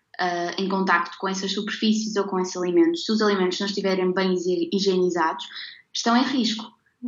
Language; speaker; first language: Portuguese; native; Portuguese